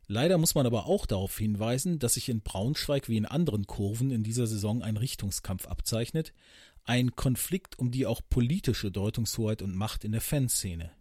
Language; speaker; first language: German; native; German